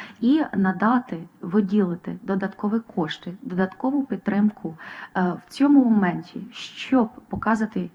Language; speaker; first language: Ukrainian; non-native, fluent; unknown